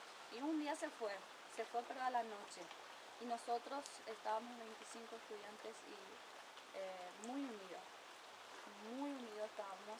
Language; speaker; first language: Spanish; non-native, local second language; Guarani